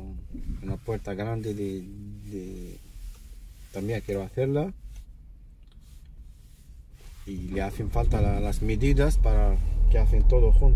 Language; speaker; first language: Spanish; non-native, fluent; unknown